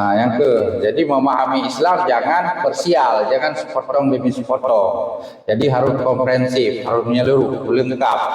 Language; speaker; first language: Malay; non-native, local second language; Achinese